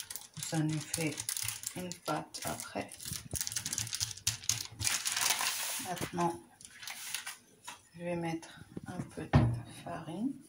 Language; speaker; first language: French; non-native, local second language; Arabic